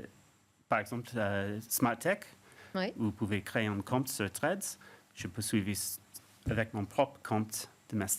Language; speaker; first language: French; non-native, fluent; English